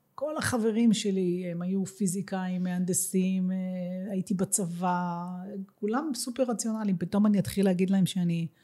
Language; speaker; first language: Hebrew; native; Hebrew